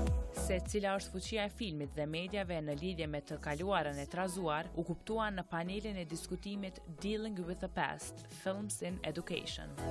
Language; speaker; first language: Albanian; native; Albanian